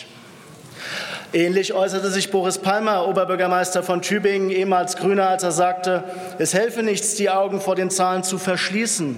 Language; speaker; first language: German; native; German